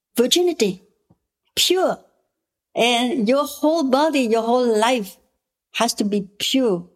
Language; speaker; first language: English; non-native, fluent; Khmer